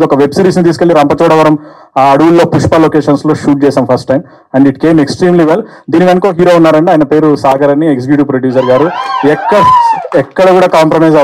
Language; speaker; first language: Telugu; native; Telugu